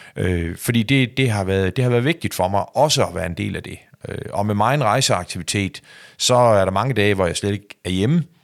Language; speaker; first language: Danish; native; Danish